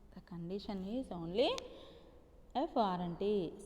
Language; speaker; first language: English; non-native, local second language; Telugu